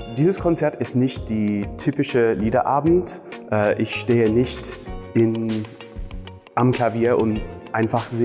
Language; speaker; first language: German; non-native, learner; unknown